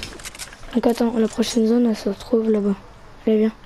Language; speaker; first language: French; native; French